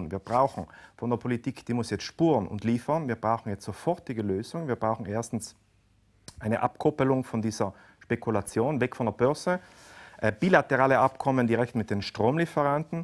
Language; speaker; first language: German; native; German